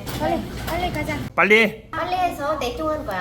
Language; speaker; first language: Korean; non-native, local second language; Vietnamese